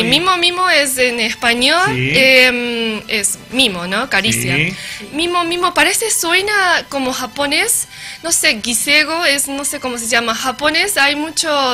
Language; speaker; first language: Spanish; non-native, learner; Japanese